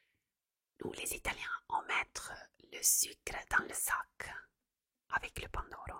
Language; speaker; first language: French; non-native, fluent; Italian